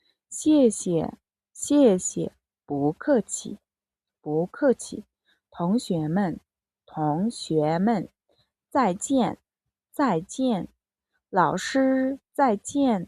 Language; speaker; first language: Chinese; non-native, fluent; Mongolian